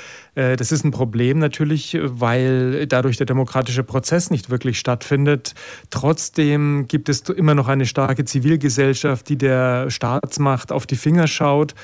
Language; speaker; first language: German; native; German